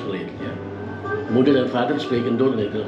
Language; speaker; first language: Dutch; early bilingual, heritage; Dutch